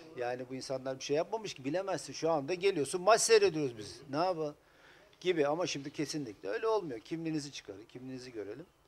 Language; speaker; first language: Turkish; native; Turkish